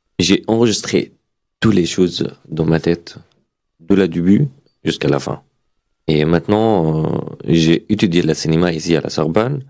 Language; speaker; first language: French; non-native, fluent; Arabic